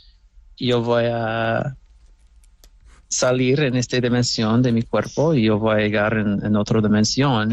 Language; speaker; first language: Spanish; non-native, fluent; English